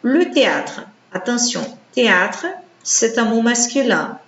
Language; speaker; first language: French; non-native, fluent; Portuguese